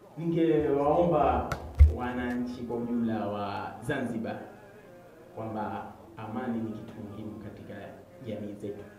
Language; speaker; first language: Swahili; native; Swahili